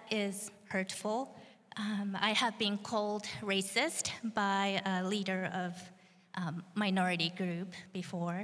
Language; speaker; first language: English; non-native, fluent; Japanese